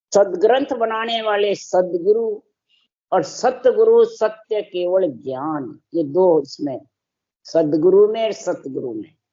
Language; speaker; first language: Hindi; native; Hindi